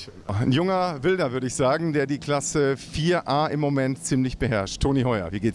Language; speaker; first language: German; native; German